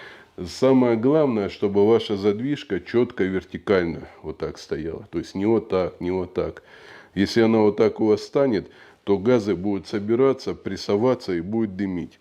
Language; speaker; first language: Russian; native; Russian